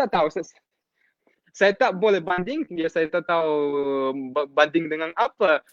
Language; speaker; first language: Indonesian; non-native, fluent; Russian